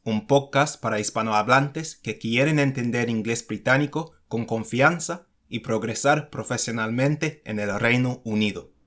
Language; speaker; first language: Spanish; non-native, fluent; English